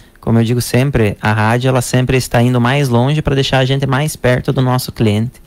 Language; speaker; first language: Portuguese; native; Portuguese